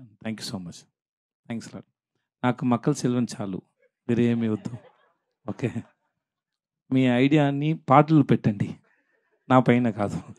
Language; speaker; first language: Telugu; non-native, learner; Tamil